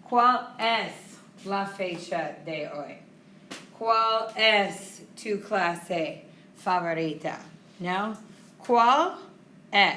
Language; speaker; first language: Spanish; non-native, fluent; English